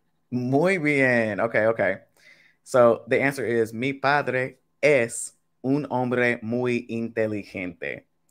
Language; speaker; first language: Spanish; non-native, fluent; English